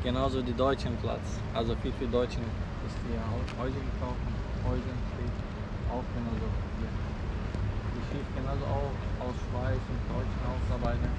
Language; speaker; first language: German; non-native, learner; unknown